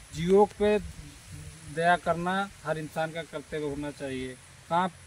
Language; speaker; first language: Hindi; native; Hindi